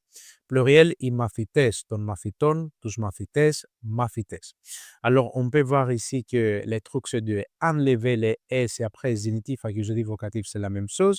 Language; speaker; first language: French; non-native, learner; Greek